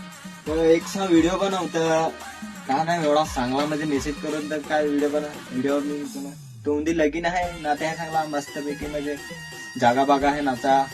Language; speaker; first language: Marathi; non-native, local second language; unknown